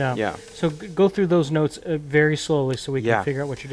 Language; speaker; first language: English; native; English